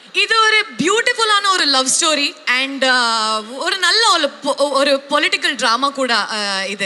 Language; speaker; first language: Tamil; non-native, learner; Kannada